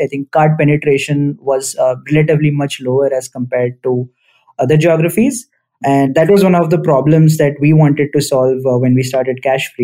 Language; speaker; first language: English; non-native, local second language; Hindi